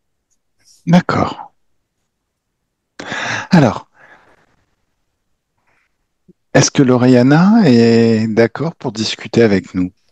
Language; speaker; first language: French; native; French